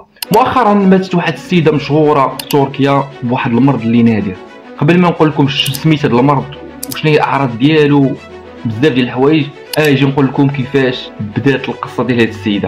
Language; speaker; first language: Arabic; native; Arabic